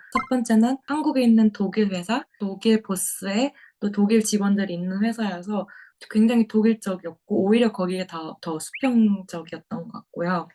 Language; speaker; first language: Korean; native; Korean